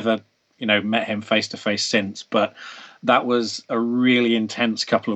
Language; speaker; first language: English; native; English